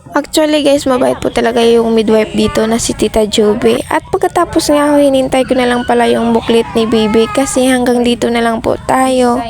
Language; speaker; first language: Filipino; non-native, local second language; Cebuano